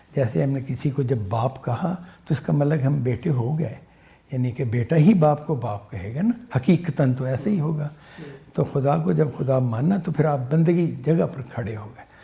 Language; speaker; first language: Urdu; non-native, local second language; Punjabi